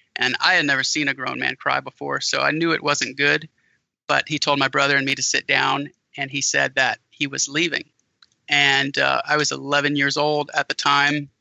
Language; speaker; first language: English; native; English